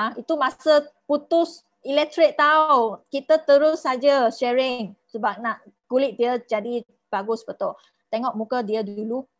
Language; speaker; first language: Malay; non-native, local second language; Chinese